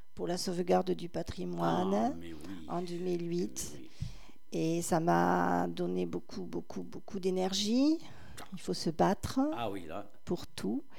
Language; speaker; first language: French; native; French